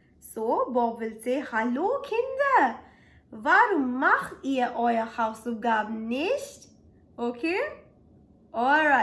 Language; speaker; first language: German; non-native, fluent; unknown